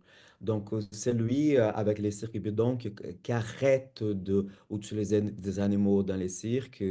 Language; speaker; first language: French; non-native, fluent; Portuguese